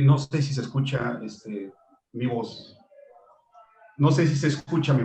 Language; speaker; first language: Spanish; native; Spanish